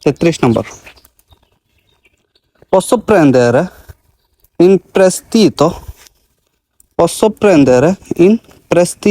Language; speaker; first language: Italian; non-native, learner; Bangla